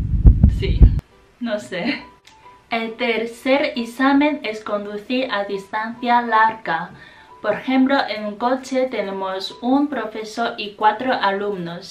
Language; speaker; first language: Spanish; non-native, fluent; Chinese